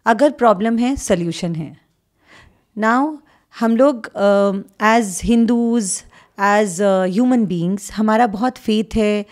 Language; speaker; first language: Hindi; native; Hindi